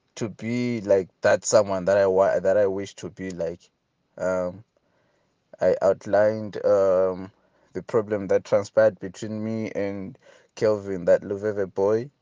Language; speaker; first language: English; non-native, local second language; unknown